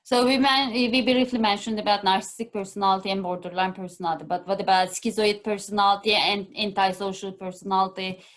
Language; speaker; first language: English; non-native, fluent; Turkish